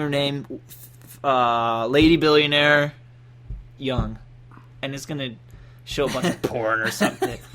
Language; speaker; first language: English; native; English